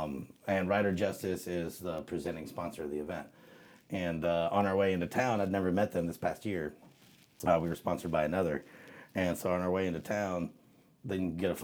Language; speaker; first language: English; native; English